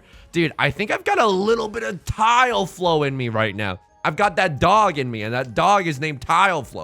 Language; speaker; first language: English; native; English